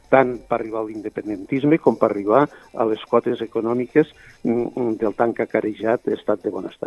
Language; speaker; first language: Catalan; native; Catalan